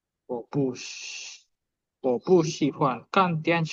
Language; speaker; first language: Chinese; non-native, learner; Indonesian